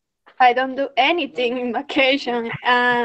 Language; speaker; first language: English; non-native, fluent; Spanish